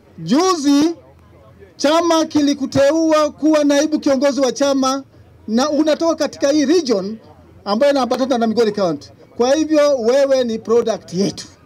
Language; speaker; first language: Swahili; non-native, local second language; Luo (Kenya and Tanzania)